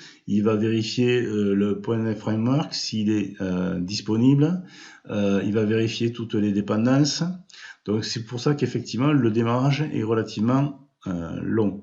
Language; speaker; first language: French; native; French